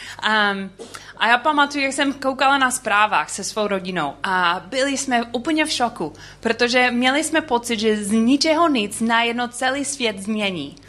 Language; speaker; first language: Czech; non-native, learner; English